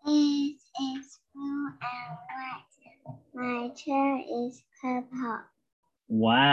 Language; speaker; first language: English; non-native, learner; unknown